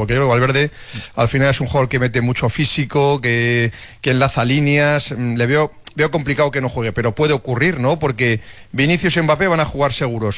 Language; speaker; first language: Spanish; native; Spanish